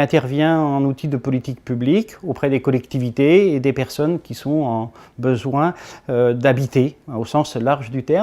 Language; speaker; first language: French; native; French